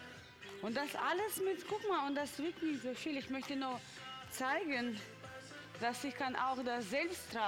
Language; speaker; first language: German; non-native, fluent; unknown